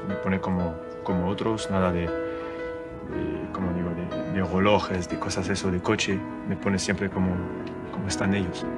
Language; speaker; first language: Spanish; non-native, learner; French